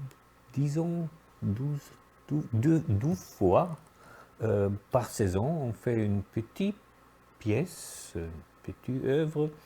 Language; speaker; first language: French; non-native, fluent; German